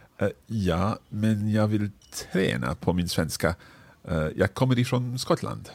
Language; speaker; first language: Swedish; non-native, learner; English